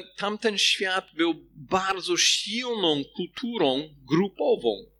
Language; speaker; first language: Polish; non-native, fluent; English